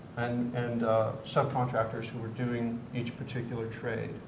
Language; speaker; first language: English; native; English